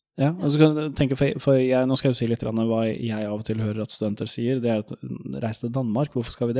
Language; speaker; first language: Norwegian; native; Norwegian